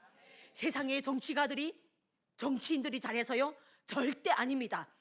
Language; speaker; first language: Korean; native; Korean